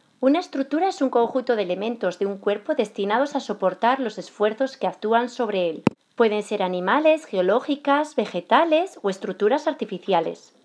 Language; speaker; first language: Spanish; native; Spanish